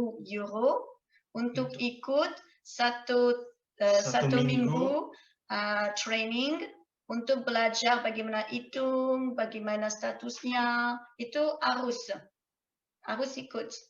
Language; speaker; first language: Indonesian; non-native, fluent; French